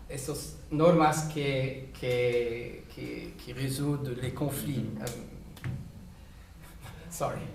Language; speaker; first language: Spanish; non-native, fluent; French